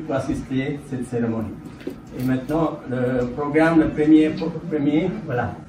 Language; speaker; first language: French; non-native, learner; Sinhala